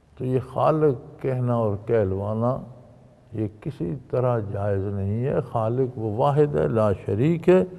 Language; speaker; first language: Urdu; non-native, local second language; Punjabi